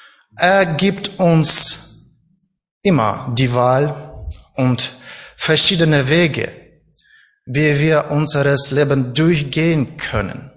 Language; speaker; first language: German; non-native, learner; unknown